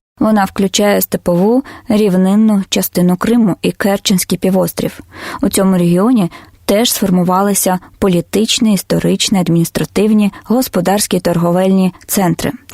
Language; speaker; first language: Ukrainian; non-native, local second language; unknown